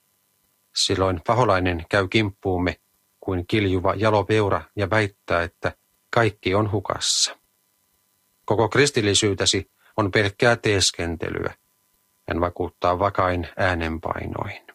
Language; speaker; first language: Finnish; native; Finnish